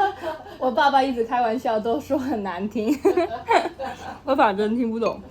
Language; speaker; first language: Chinese; early bilingual, heritage; English